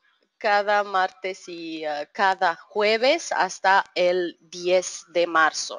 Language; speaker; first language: Spanish; non-native, fluent; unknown